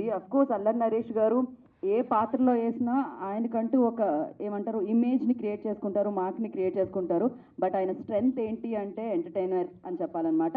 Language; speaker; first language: Telugu; native; Telugu